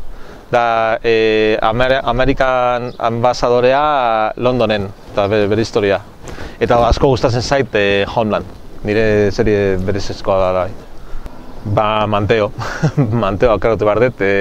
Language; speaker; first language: Basque; non-native, local second language; Spanish